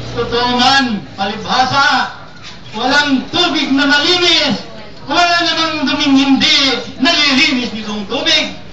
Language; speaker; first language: Filipino; native; Filipino